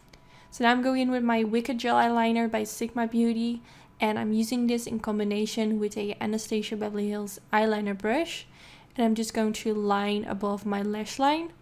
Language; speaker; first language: English; non-native, fluent; Dutch